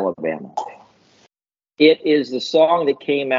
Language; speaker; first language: English; native; English